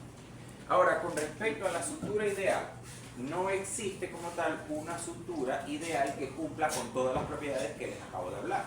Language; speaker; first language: Spanish; native; Spanish